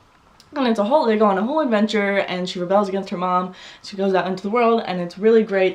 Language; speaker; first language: English; native; English